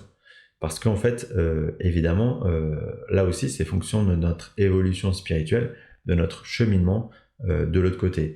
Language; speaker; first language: French; native; French